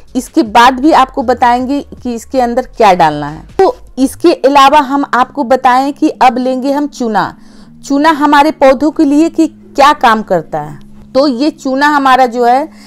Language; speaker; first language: Hindi; native; Hindi